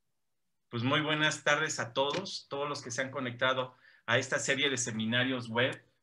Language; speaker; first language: Spanish; native; Spanish